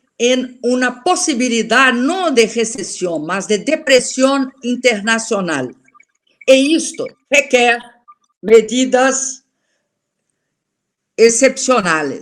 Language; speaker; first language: Spanish; non-native, learner; Portuguese